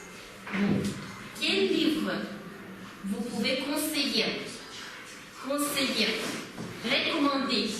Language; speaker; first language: French; non-native, fluent; Russian